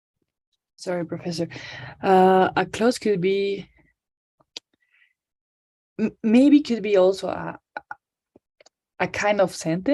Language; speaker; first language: English; non-native, learner; Spanish